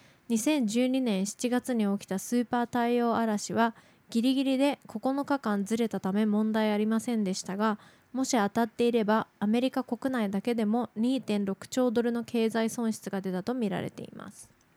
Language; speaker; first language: Japanese; native; Japanese